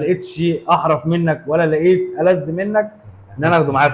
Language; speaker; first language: Arabic; native; Arabic